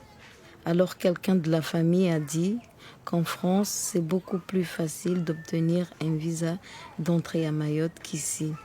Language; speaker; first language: French; non-native, local second language; Comorian